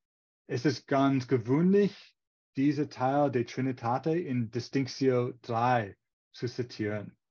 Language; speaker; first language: German; non-native, fluent; English